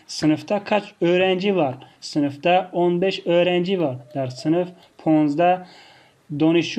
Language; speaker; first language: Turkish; non-native, fluent; Tajik